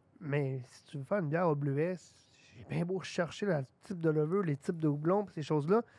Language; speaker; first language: French; native; French